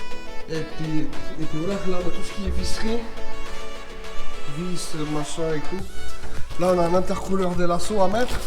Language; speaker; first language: French; native; French